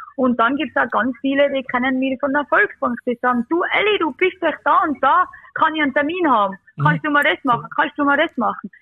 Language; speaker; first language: German; early bilingual, other home language; Bosnian